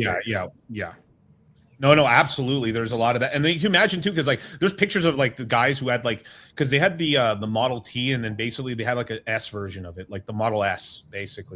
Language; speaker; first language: English; native; English